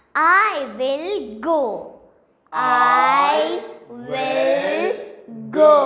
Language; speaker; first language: English; non-native, fluent; Pashto